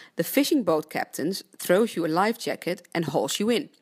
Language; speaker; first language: English; non-native, fluent; Dutch